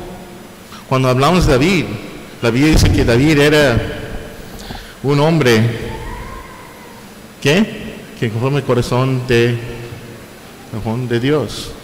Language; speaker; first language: Spanish; non-native, fluent; English